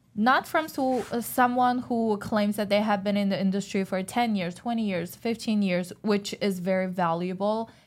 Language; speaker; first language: English; non-native, fluent; Chinese